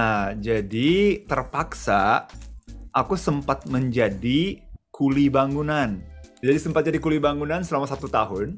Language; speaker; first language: Indonesian; non-native, fluent; Japanese